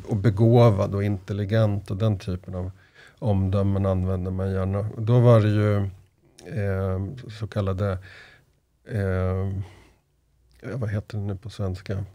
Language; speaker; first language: Swedish; native; Swedish